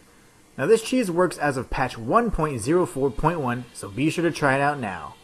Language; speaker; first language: English; native; English